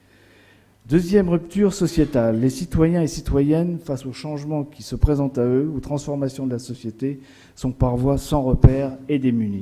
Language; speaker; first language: French; native; French